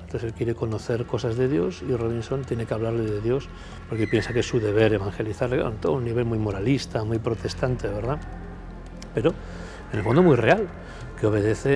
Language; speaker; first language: Spanish; native; Spanish